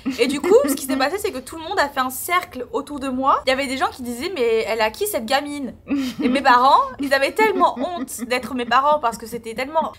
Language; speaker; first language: French; early bilingual, other home language; Portuguese